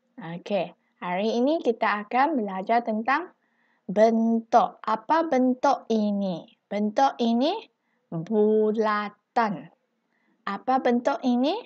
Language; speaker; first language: Malay; non-native, local second language; Chinese